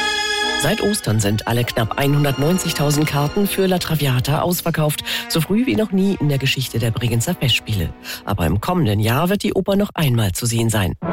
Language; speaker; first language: German; native; German